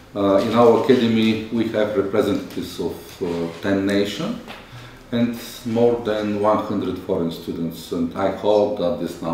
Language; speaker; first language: English; non-native, fluent; Bulgarian